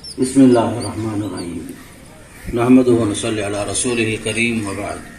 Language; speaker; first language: Urdu; native; Urdu